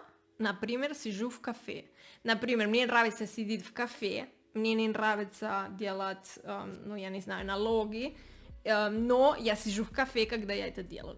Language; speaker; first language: Russian; non-native, learner; Spanish